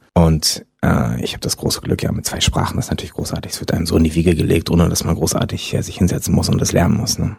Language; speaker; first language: German; early bilingual, other home language; French